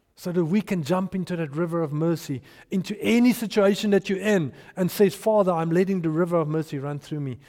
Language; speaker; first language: English; non-native, local second language; Afrikaans